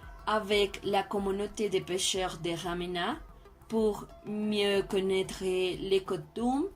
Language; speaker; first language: French; non-native, learner; Spanish